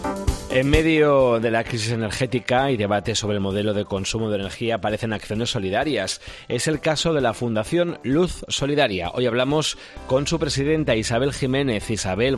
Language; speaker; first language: Spanish; native; Spanish